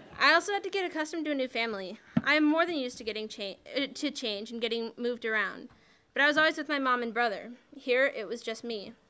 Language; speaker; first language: English; native; English